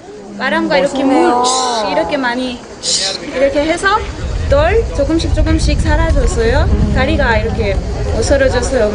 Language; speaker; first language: Korean; non-native, learner; French